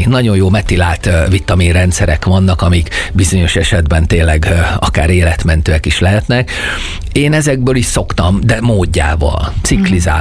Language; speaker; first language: Hungarian; native; Hungarian